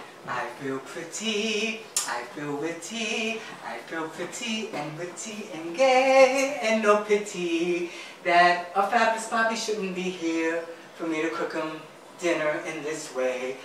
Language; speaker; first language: English; early bilingual, other home language; Spanish